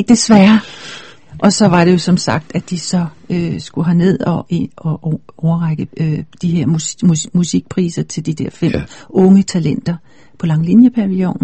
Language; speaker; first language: Danish; native; Danish